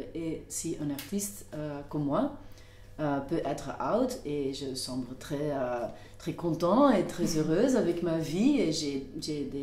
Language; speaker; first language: French; non-native, local second language; Dutch